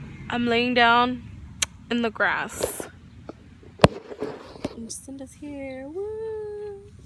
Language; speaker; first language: English; early bilingual, other home language; Spanish